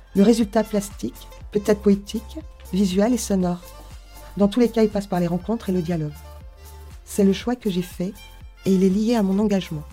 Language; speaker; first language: French; native; French